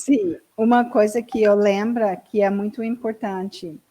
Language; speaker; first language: Portuguese; non-native, learner; English